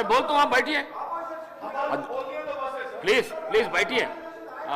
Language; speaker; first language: Hindi; non-native, local second language; Telugu